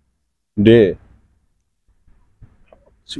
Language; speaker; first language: English; non-native, learner; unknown